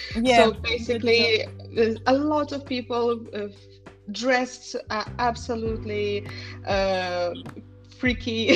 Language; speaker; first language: English; non-native, fluent; Estonian